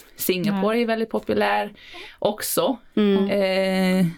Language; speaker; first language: Swedish; non-native, fluent; Afrikaans